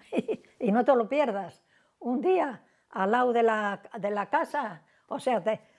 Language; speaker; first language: Spanish; native; Spanish